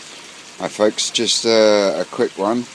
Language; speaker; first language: English; native; English